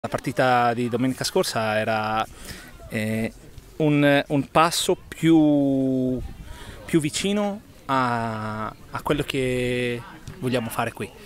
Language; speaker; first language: Italian; non-native, learner; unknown